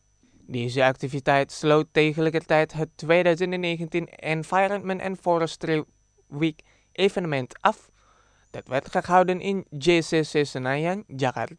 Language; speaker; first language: Dutch; non-native, fluent; Indonesian